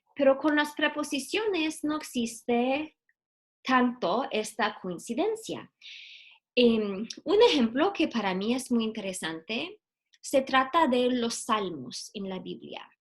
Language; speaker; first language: Spanish; non-native, fluent; English